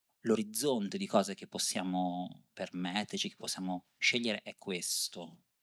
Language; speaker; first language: Italian; native; Italian